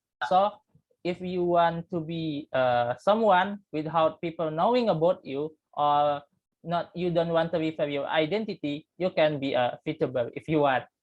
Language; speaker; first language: English; non-native, learner; Indonesian